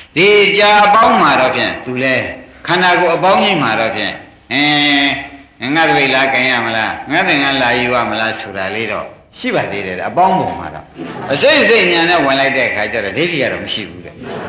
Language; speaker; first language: Burmese; native; Burmese